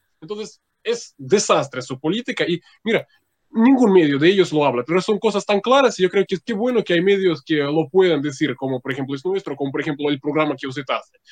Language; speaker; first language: Spanish; non-native, fluent; Russian